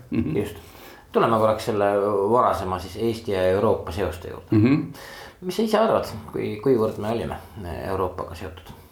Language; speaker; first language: Estonian; native; Estonian